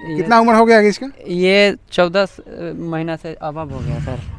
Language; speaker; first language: Hindi; native; Hindi